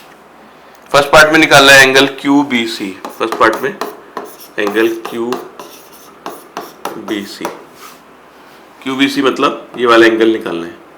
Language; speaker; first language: Hindi; native; Hindi